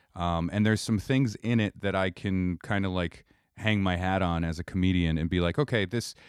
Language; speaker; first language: English; native; English